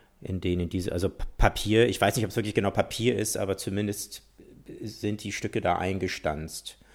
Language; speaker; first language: German; native; German